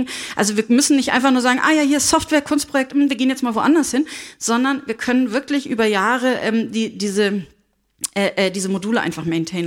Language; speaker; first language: German; native; German